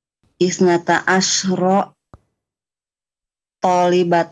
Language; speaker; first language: Arabic; non-native, learner; Indonesian